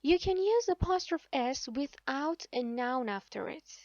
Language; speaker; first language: English; non-native, fluent; Persian